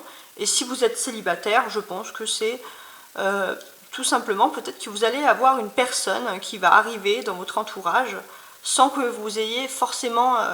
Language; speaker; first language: French; native; French